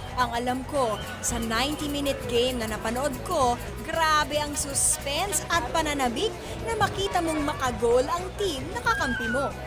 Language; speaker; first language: Filipino; native; Filipino